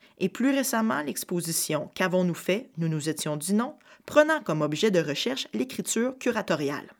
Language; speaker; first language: French; native; French